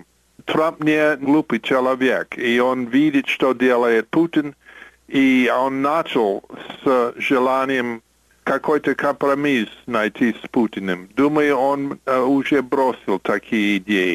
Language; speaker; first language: Russian; non-native, fluent; English